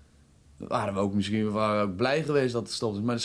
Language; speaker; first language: Dutch; early bilingual, other home language; Croatian